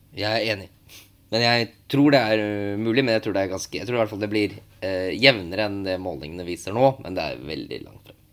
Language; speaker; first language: Norwegian; native; Norwegian